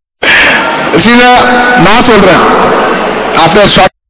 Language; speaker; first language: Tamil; non-native, learner; Telugu